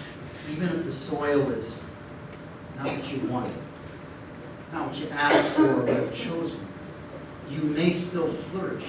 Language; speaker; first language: English; native; English